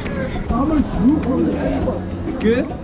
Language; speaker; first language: English; non-native, learner; Korean